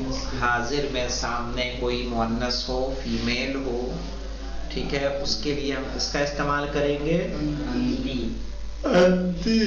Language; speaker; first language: Urdu; native; Urdu